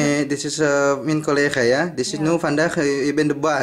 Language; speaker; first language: Dutch; non-native, learner; Indonesian